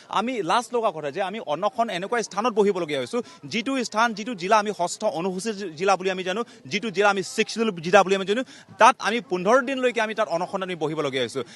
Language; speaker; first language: Assamese; non-native, local second language; Karbi